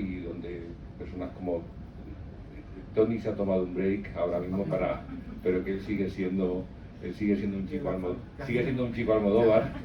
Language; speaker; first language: Spanish; native; Spanish